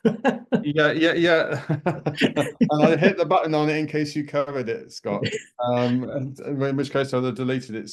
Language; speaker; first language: English; native; English